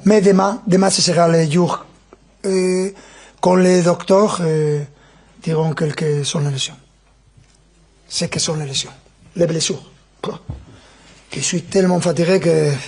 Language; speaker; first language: French; non-native, fluent; Spanish